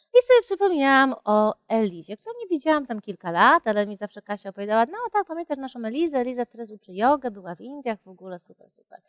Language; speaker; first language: Polish; early bilingual, heritage; Polish